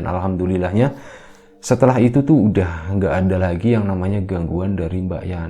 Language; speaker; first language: Indonesian; native; Indonesian